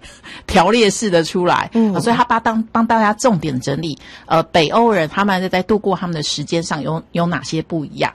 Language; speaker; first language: Chinese; native; Chinese